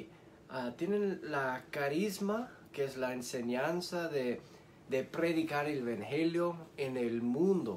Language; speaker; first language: Spanish; early bilingual, heritage; Spanish